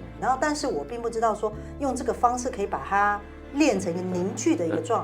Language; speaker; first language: Chinese; native; Chinese